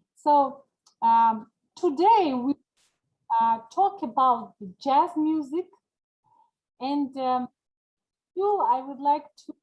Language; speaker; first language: English; non-native, learner; Georgian